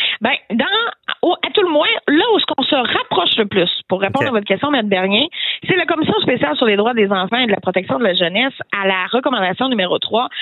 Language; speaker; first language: French; native; French